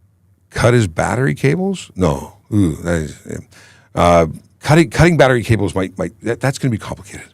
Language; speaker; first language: English; native; English